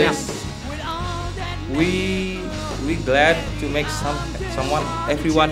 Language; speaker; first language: English; non-native, learner; Indonesian